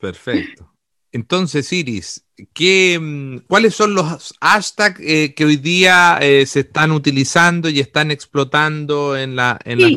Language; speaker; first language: Spanish; native; Spanish